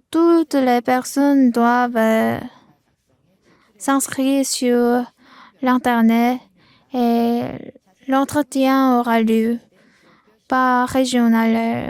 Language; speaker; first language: French; non-native, learner; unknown